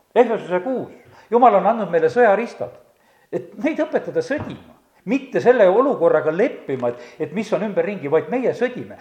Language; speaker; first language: Estonian; native; Estonian